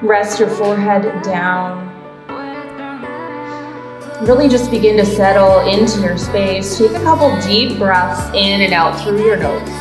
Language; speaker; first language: English; native; English